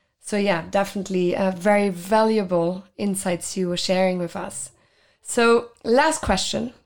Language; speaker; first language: English; non-native, fluent; Luxembourgish